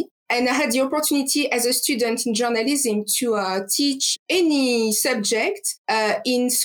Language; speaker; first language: English; non-native, fluent; French